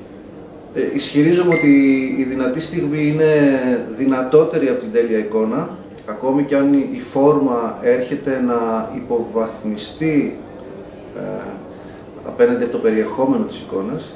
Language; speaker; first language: Greek; native; Greek